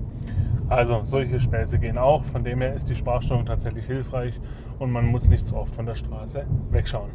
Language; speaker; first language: German; native; German